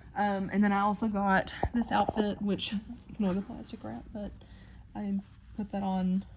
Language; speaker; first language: English; native; English